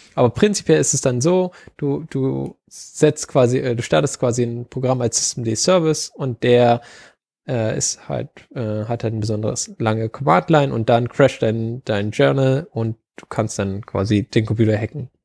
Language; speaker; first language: German; native; German